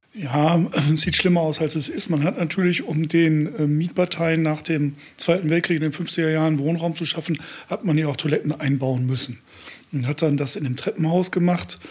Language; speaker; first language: German; native; German